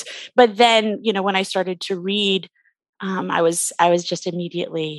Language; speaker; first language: English; native; English